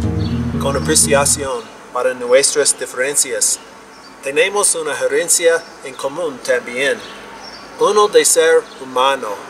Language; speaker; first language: Spanish; non-native, learner; English